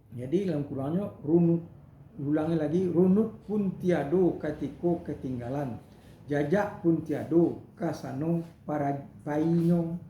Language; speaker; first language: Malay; non-native, local second language; Minangkabau